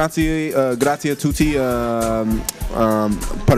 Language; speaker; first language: Italian; non-native, learner; English